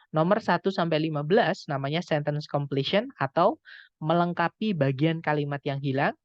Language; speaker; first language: Indonesian; non-native, local second language; Javanese